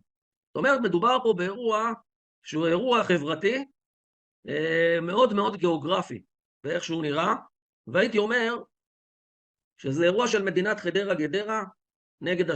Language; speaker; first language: Hebrew; native; Hebrew